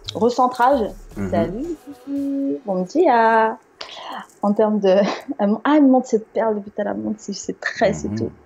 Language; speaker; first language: French; native; French